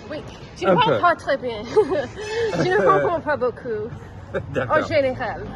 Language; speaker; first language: French; non-native, fluent; English